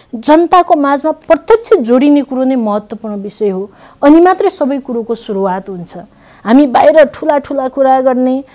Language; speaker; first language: Nepali; native; Nepali